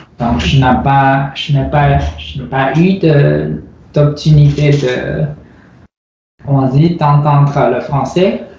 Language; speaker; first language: French; non-native, learner; Chinese